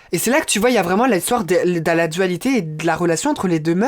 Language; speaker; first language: French; native; French